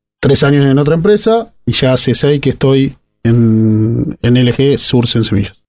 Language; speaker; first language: Spanish; native; Spanish